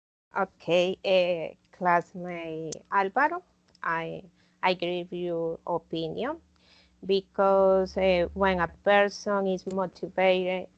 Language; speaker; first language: English; non-native, learner; Spanish